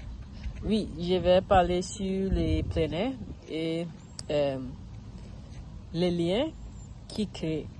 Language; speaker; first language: French; non-native, learner; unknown